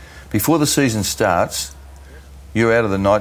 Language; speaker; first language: English; native; English